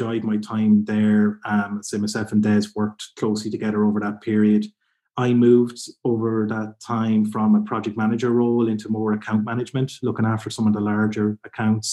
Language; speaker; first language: English; native; English